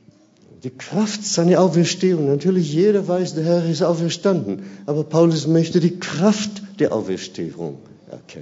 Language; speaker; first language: German; non-native, fluent; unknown